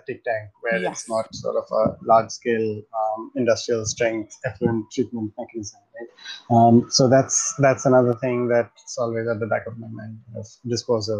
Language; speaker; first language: English; non-native, local second language; Bangla